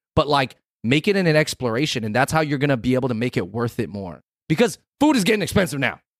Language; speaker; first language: English; native; English